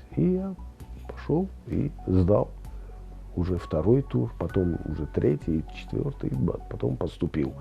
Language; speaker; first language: Russian; non-native, local second language; Tajik